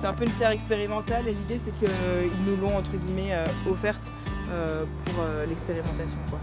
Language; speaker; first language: French; native; French